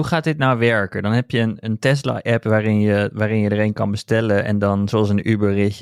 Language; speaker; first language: Dutch; native; Dutch